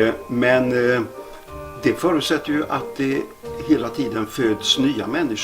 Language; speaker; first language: Swedish; native; Swedish